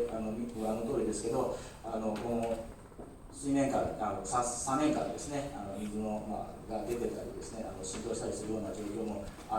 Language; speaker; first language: Japanese; native; Japanese